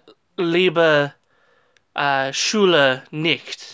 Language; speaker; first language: German; non-native, learner; English